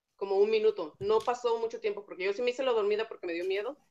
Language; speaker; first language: Spanish; native; Spanish